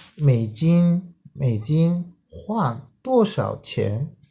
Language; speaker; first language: Chinese; non-native, fluent; Tajik